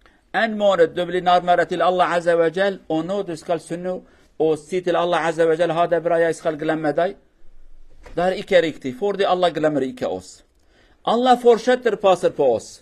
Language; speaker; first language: Norwegian; non-native, fluent; Kurdish